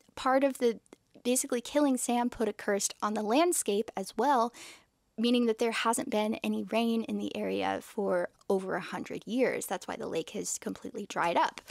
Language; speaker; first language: English; native; English